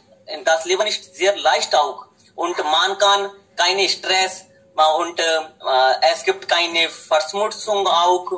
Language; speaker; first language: German; non-native, learner; Hindi